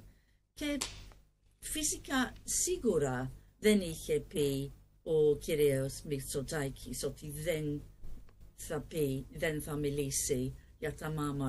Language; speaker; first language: Greek; non-native, learner; English